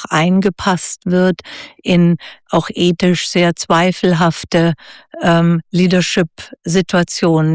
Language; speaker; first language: German; native; German